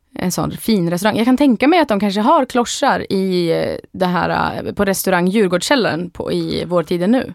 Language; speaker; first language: Swedish; native; Swedish